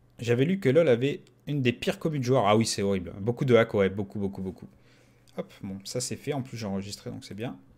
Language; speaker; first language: French; native; French